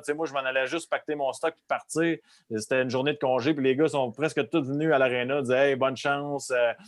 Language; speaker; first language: French; native; French